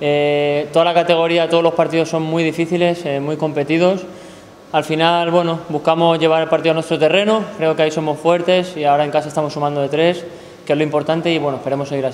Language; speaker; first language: Spanish; native; Spanish